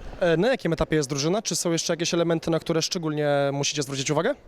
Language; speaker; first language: Polish; native; Polish